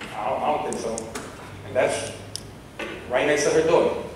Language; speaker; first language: English; native; English